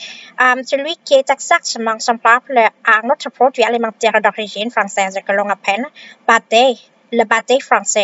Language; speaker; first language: French; non-native, fluent; Vietnamese